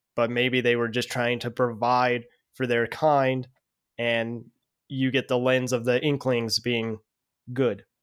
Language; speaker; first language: English; native; English